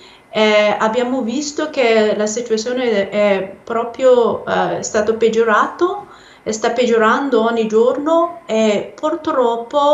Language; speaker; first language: Italian; non-native, fluent; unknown